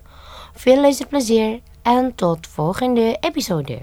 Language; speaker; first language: Dutch; non-native, fluent; Indonesian